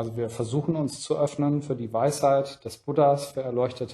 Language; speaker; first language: German; native; German